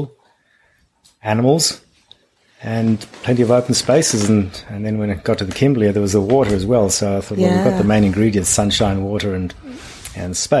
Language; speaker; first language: English; non-native, local second language; German